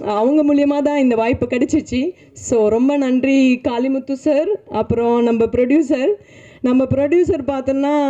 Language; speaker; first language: Tamil; non-native, learner; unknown